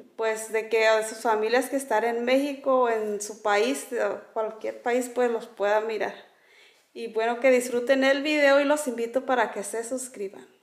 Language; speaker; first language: Spanish; native; Spanish